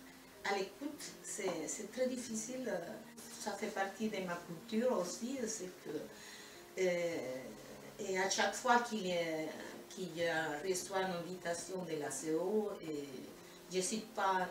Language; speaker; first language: French; non-native, fluent; Spanish